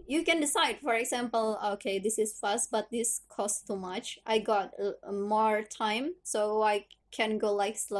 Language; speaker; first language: English; non-native, learner; Indonesian